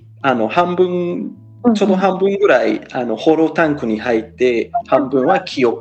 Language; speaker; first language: Japanese; non-native, fluent; English